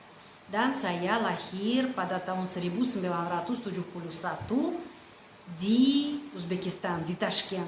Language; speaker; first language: Indonesian; non-native, fluent; Russian